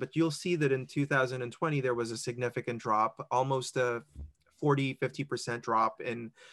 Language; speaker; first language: English; non-native, local second language; Filipino